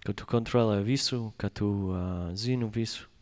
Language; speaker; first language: Latvian; non-native, learner; English